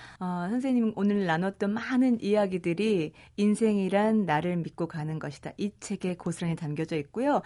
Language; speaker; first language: Korean; native; Korean